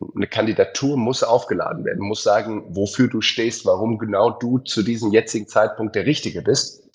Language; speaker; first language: German; native; German